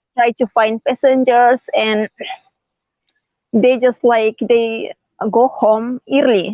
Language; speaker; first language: English; non-native, learner; Indonesian